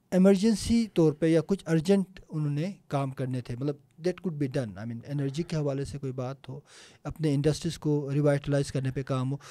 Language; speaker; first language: Urdu; non-native, local second language; Punjabi